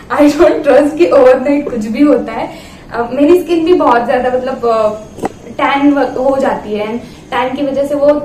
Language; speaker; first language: Hindi; non-native, local second language; Marathi